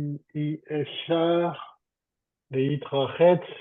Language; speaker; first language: Hebrew; non-native, learner; French